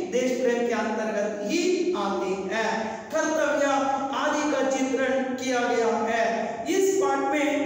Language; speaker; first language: Hindi; non-native, local second language; Kannada